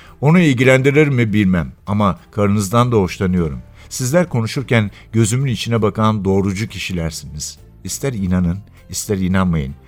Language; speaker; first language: Turkish; native; Turkish